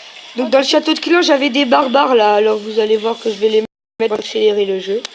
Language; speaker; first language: French; native; French